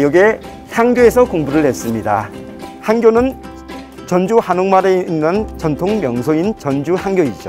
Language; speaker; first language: Korean; native; Korean